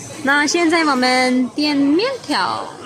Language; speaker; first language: Chinese; non-native, learner; Urdu